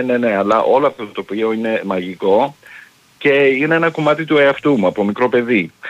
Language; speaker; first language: Greek; early bilingual, heritage; Greek